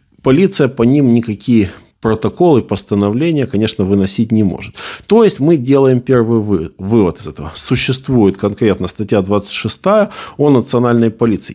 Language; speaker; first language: Russian; native; Russian